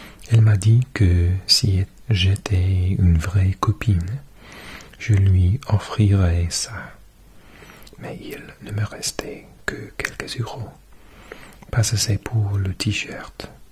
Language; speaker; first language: French; non-native, fluent; English